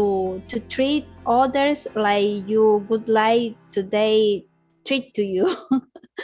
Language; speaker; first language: English; non-native, learner; Spanish